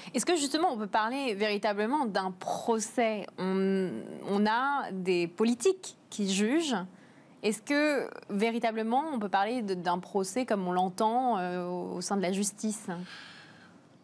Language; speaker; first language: French; native; French